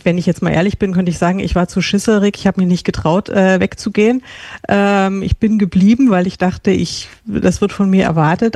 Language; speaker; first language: German; native; German